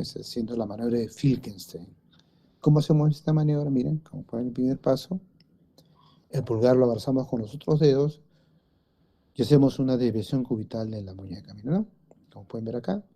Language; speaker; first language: Spanish; native; Spanish